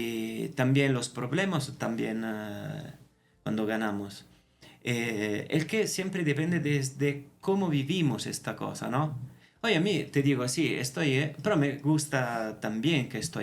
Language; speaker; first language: Spanish; non-native, fluent; Italian